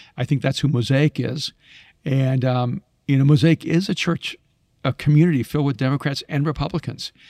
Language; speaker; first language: English; early bilingual, other home language; Spanish